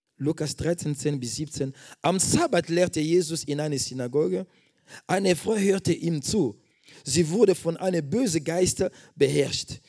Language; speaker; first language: German; non-native, fluent; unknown